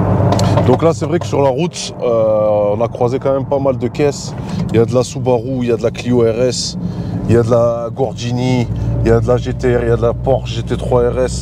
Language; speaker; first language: French; native; French